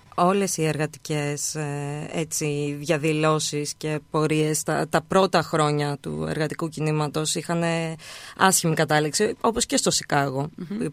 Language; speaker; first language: Greek; native; Greek